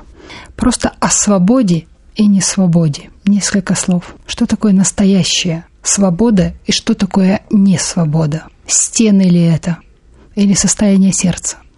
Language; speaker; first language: Russian; native; Russian